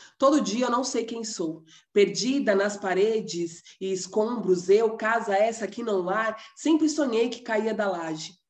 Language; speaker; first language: Portuguese; native; Portuguese